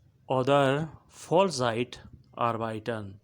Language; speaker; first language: German; non-native, learner; Urdu